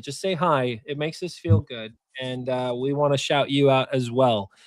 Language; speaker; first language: English; native; English